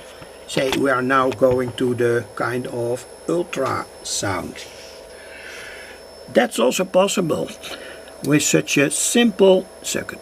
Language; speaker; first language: English; non-native, fluent; Dutch